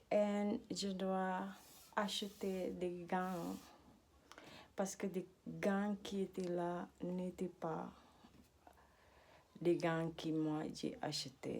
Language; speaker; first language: French; non-native, learner; Dutch